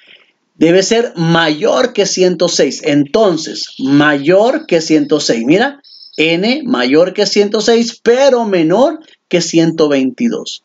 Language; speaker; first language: Spanish; native; Spanish